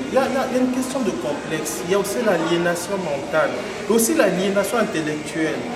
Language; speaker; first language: French; non-native, local second language; Lingala